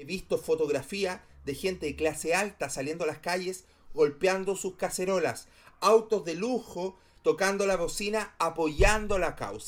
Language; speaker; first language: Spanish; native; Spanish